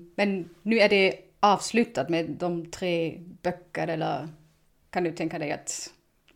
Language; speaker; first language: Swedish; non-native, fluent; German